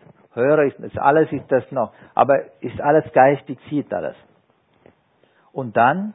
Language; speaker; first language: German; non-native, fluent; Sinhala